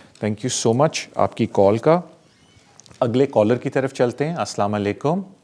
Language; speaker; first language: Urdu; native; Urdu